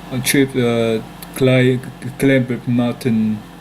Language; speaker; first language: English; non-native, learner; Vietnamese